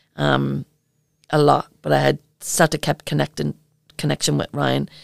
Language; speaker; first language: English; native; English